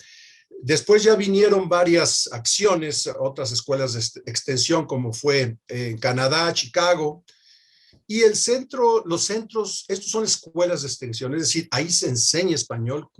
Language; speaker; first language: Spanish; native; Spanish